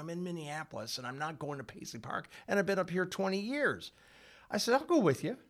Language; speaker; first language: English; native; English